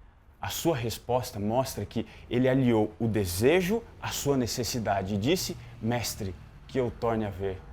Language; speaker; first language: Portuguese; native; Portuguese